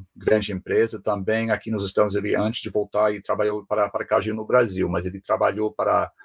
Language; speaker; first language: Portuguese; non-native, fluent; English